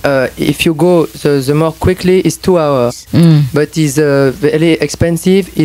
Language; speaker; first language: English; non-native, learner; French